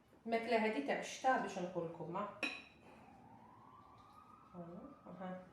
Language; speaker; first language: Arabic; native; Arabic